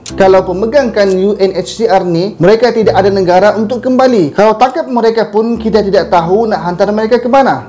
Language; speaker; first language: Malay; native; Malay